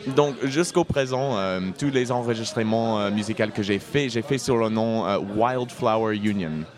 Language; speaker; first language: French; non-native, fluent; English